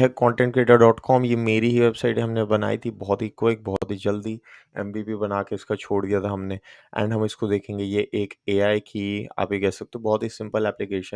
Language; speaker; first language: Hindi; native; Hindi